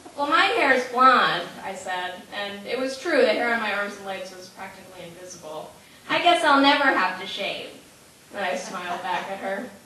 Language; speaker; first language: English; native; English